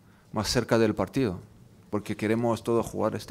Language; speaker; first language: Spanish; non-native, fluent; French